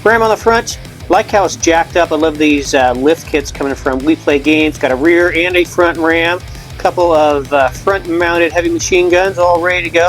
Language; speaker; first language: English; native; English